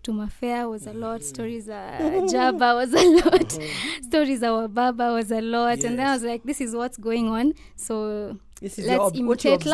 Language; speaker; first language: English; non-native, local second language; Luo (Kenya and Tanzania)